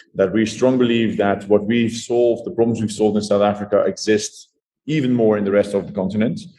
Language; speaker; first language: English; non-native, fluent; Dutch